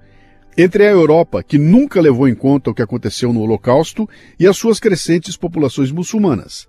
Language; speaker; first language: Portuguese; native; Portuguese